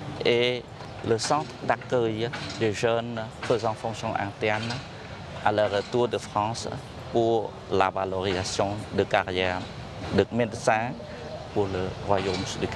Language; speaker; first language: French; non-native, fluent; Khmer